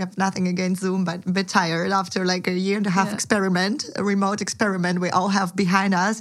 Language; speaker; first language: English; non-native, fluent; Ukrainian